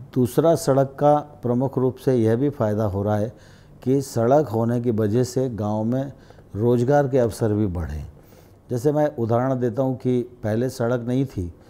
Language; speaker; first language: Hindi; native; Hindi